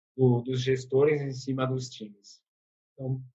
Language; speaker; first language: Portuguese; non-native, fluent; French